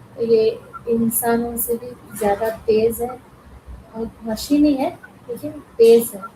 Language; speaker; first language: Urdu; native; Urdu